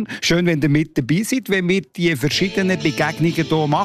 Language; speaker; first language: German; native; German